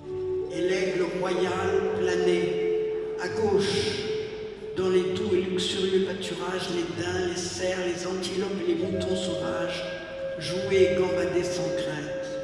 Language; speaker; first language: French; native; French